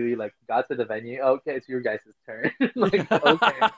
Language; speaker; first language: English; non-native, local second language; Filipino